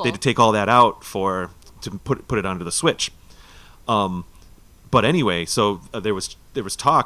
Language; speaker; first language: English; native; English